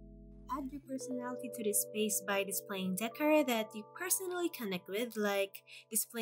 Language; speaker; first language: English; non-native, local second language; Filipino